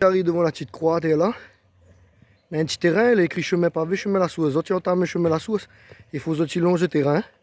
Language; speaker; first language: French; non-native, local second language; Réunion Creole French